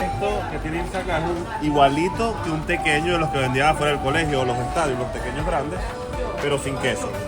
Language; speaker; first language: Spanish; native; Spanish